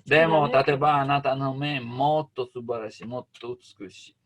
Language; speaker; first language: Japanese; non-native, learner; Italian